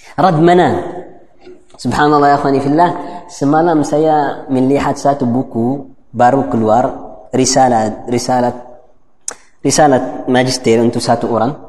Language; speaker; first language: Malay; non-native, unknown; Arabic